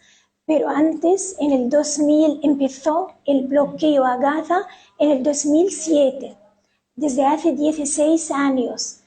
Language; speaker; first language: Spanish; non-native, fluent; Arabic